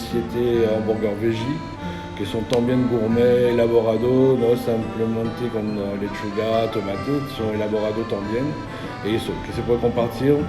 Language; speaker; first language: Spanish; non-native, learner; French